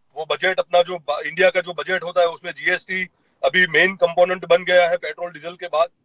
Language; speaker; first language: Hindi; non-native, local second language; Gujarati